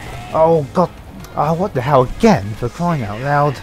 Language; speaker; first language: English; native; English